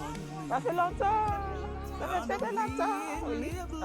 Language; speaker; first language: French; non-native, learner; Igbo